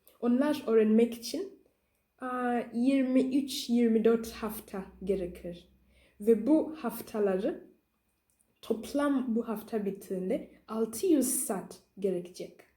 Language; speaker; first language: Turkish; non-native, learner; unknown